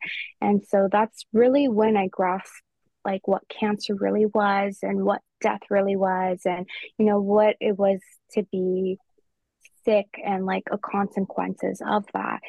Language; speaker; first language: English; early bilingual, other home language; Spanish